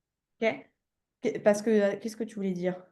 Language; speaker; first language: French; native; French